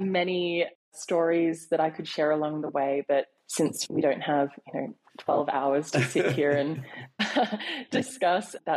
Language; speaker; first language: English; native; English